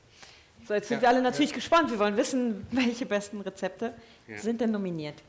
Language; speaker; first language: German; native; German